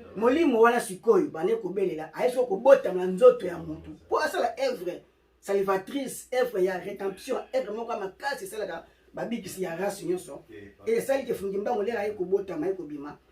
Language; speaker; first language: Lingala; non-native, local second language; Kongo